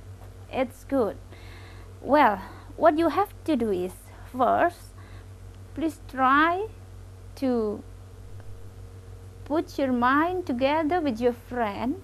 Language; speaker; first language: English; non-native, local second language; Indonesian